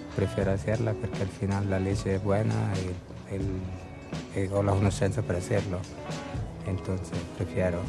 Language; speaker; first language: Spanish; non-native, learner; Italian